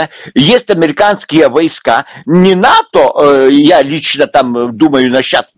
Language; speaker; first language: Russian; non-native, local second language; Lithuanian